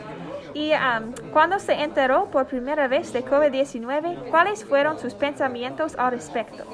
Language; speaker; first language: Spanish; non-native, fluent; English